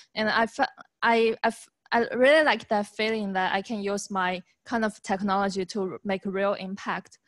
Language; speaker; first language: English; non-native, fluent; Chinese